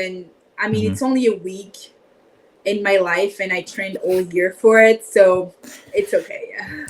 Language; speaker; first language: English; non-native, fluent; French